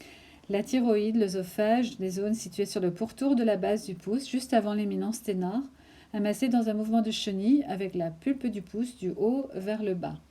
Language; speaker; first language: French; native; French